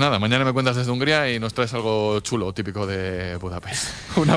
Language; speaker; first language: Spanish; native; Spanish